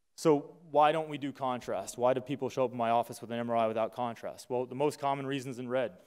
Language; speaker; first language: English; native; English